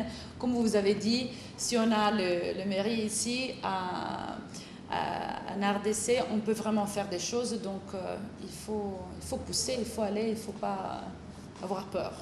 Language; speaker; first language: French; non-native, fluent; Italian